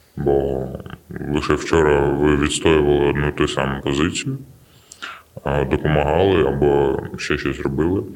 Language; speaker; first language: Ukrainian; non-native, local second language; Russian